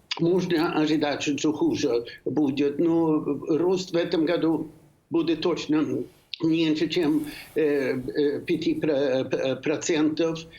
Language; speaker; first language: Russian; non-native, fluent; Swedish